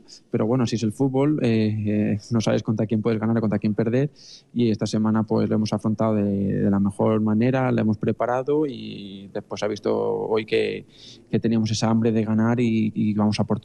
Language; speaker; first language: Spanish; native; Spanish